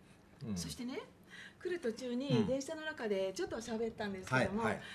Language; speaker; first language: Japanese; native; Japanese